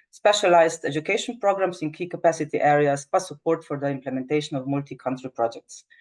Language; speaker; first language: English; non-native, fluent; Slovenian